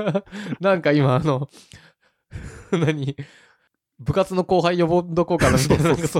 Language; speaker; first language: Japanese; native; Japanese